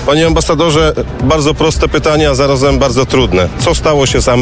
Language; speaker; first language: Polish; native; Polish